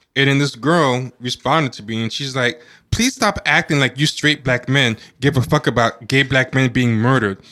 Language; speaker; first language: English; native; English